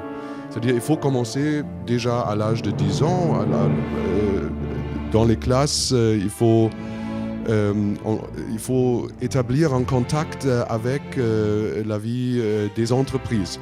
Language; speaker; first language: French; non-native, fluent; German